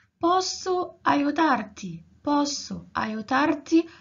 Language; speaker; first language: Italian; non-native, fluent; Arabic